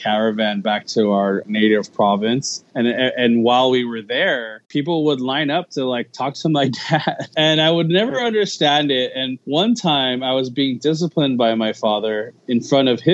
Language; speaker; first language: English; early bilingual, other home language; Filipino